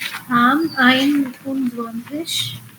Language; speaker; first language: German; non-native, learner; Hindi